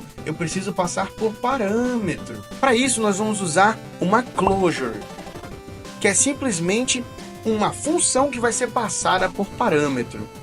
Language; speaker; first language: Portuguese; native; Portuguese